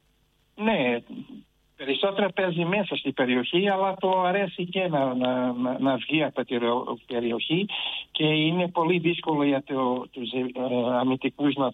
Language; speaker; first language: Greek; non-native, fluent; Portuguese